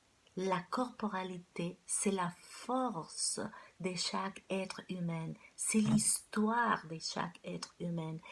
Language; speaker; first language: French; non-native, fluent; Spanish